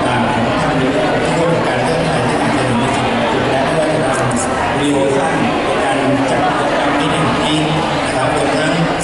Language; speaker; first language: Thai; native; Thai